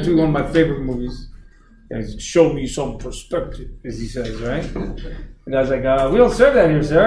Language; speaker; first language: English; native; English